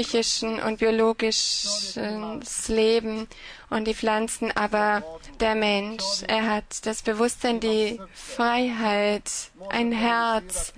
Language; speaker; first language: German; non-native, fluent; Croatian